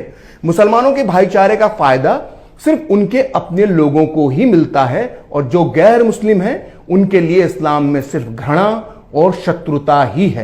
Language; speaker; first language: Hindi; native; Hindi